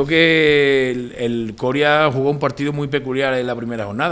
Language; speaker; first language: Spanish; native; Spanish